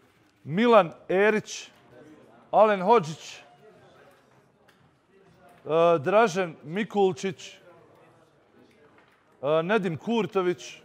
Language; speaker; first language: Bosnian; native; Bosnian